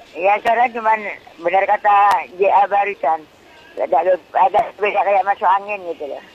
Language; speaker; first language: Indonesian; non-native, local second language; Madurese